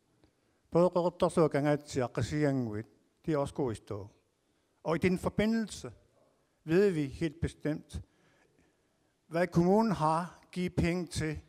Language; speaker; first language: Danish; non-native, local second language; Kalaallisut